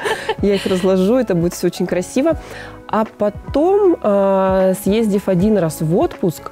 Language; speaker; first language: Russian; native; Russian